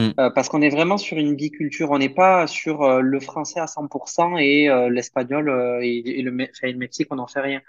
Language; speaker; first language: French; native; French